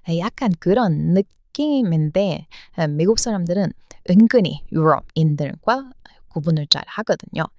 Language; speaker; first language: Korean; non-native, fluent; English